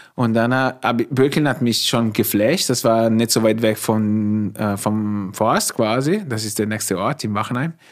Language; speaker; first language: German; non-native, fluent; Italian